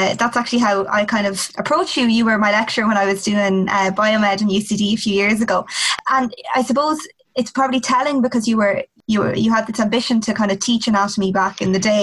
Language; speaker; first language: English; native; English